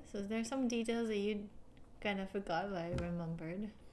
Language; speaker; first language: English; non-native, fluent; Japanese